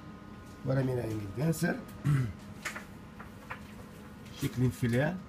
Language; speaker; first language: Swedish; non-native, learner; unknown